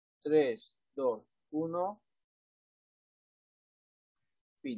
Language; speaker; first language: English; non-native, learner; Spanish